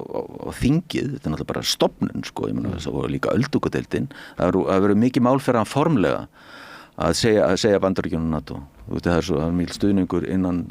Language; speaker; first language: Icelandic; native; Icelandic